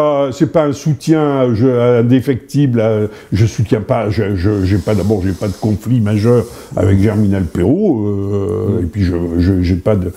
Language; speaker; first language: French; native; French